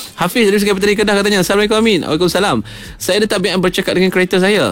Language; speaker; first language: Malay; native; Malay